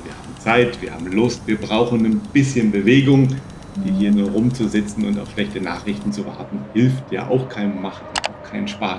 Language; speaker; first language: German; native; German